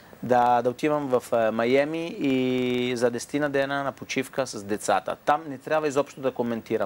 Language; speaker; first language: Bulgarian; non-native, fluent; Italian